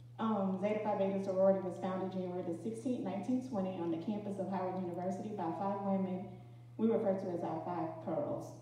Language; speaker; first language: English; native; English